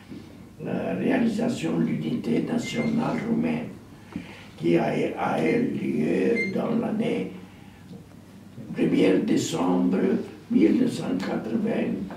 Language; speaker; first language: French; non-native, learner; Romanian